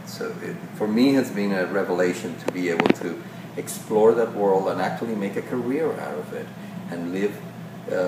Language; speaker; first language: English; non-native, fluent; Spanish